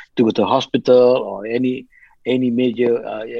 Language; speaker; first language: English; non-native, local second language; Malay